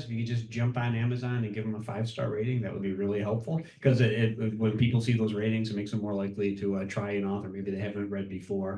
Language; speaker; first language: English; native; English